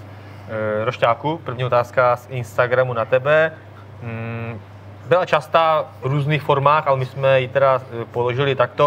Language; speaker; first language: Czech; native; Czech